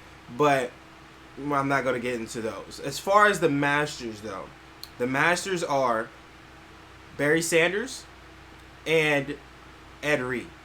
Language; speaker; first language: English; native; English